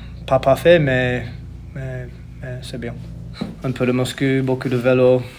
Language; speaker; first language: French; non-native, learner; English